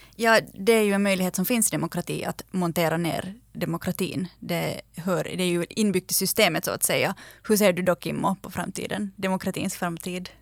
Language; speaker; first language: Swedish; native; Swedish